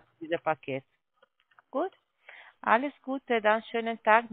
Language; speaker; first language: German; non-native, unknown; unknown